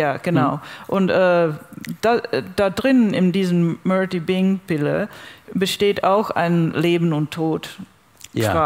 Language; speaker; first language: German; non-native, fluent; English